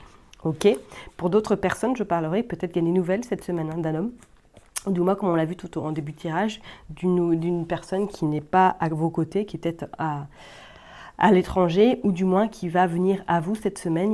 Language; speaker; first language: French; native; French